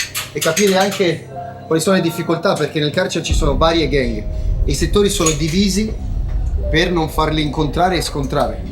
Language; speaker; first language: Italian; native; Italian